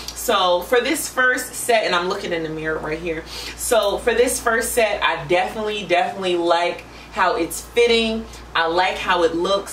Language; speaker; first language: English; native; English